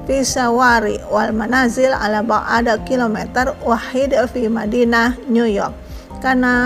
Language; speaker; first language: Arabic; non-native, learner; Indonesian